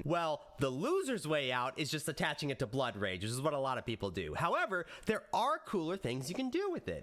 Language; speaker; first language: English; native; English